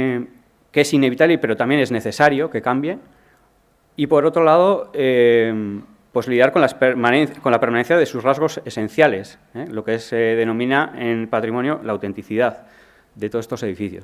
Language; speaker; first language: Spanish; native; Spanish